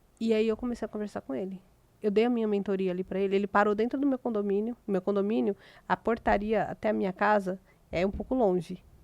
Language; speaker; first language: Portuguese; native; Portuguese